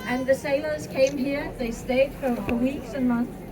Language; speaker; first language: English; non-native, fluent; Danish